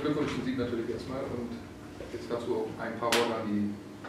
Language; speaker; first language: German; native; German